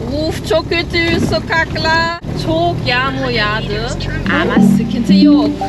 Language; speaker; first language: Turkish; non-native, learner; German